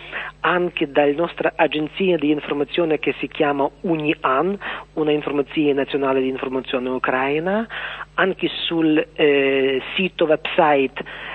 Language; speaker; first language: Italian; non-native, learner; Ukrainian